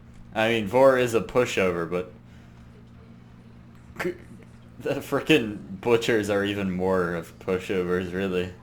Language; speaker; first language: English; native; English